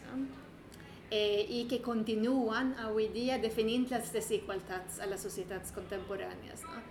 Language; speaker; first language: Catalan; non-native, fluent; Swedish